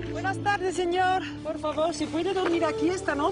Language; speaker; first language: Spanish; non-native, learner; French